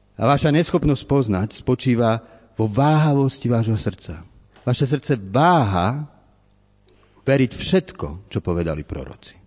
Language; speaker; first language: Slovak; native; Slovak